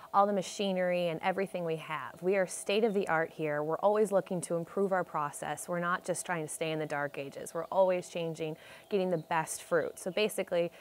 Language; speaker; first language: English; native; English